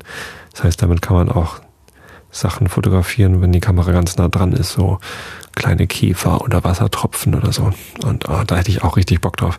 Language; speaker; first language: German; native; German